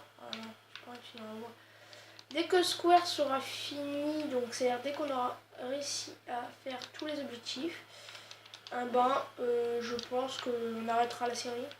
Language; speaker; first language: French; native; French